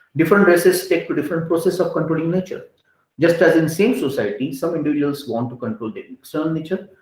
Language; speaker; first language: English; non-native, local second language; Hindi